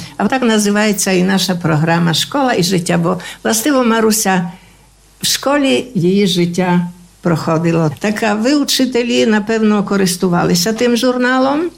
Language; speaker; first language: Ukrainian; native; Ukrainian